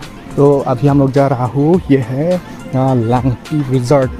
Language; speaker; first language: Hindi; non-native, local second language; Karbi